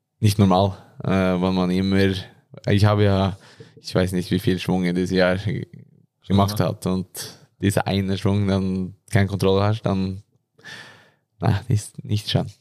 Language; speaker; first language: German; non-native, learner; Norwegian